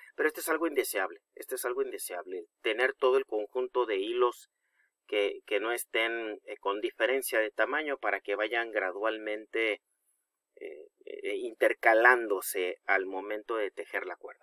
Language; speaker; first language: Spanish; native; Spanish